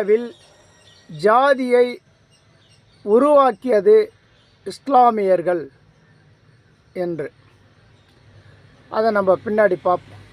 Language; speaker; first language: Tamil; native; Tamil